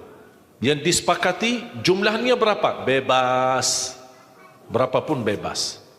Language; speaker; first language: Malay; non-native, fluent; Arabic